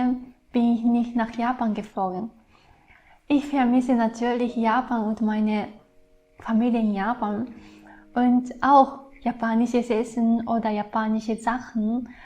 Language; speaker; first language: German; non-native, fluent; Japanese